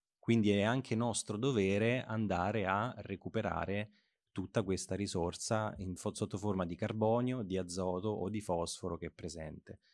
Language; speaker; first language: Italian; native; Italian